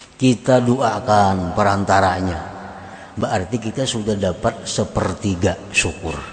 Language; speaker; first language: Indonesian; non-native, local second language; Banjar